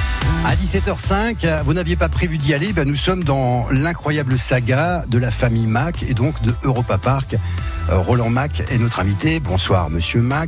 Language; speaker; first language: French; native; French